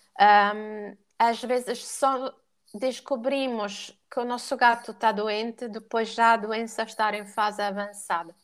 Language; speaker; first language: Portuguese; non-native, fluent; Italian